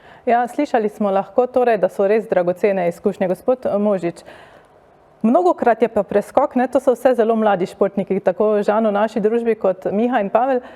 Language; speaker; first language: Slovenian; native; Slovenian